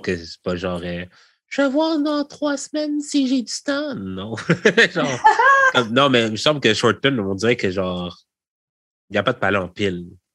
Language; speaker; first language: French; native; French